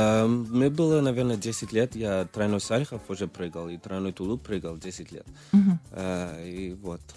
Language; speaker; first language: Russian; early bilingual, other home language; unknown